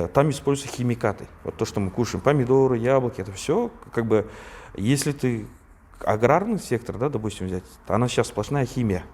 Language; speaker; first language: Russian; non-native, local second language; Kazakh